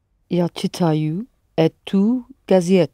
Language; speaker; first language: Russian; non-native, learner; English